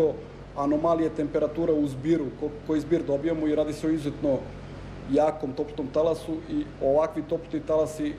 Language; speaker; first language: Serbian; native; Serbian